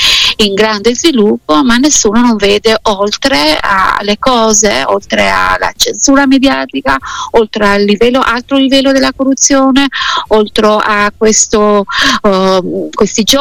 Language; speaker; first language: Italian; non-native, fluent; Albanian